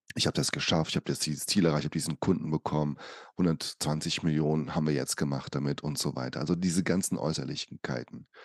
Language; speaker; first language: German; early bilingual, other home language; Portuguese